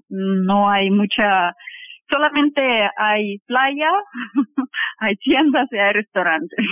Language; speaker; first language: Spanish; non-native, fluent; Russian